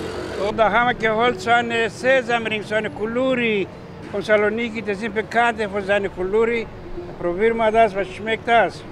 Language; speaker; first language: German; non-native, learner; Greek